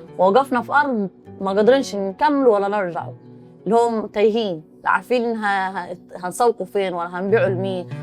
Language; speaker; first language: Egyptian Arabic; native; Egyptian Arabic